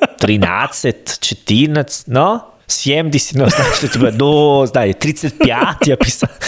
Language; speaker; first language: Russian; non-native, learner; Italian